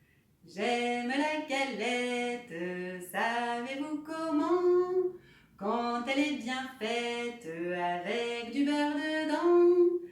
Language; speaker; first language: French; native; French